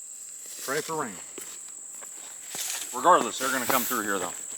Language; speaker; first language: English; native; English